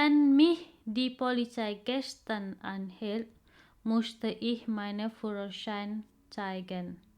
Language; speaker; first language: German; non-native, fluent; Indonesian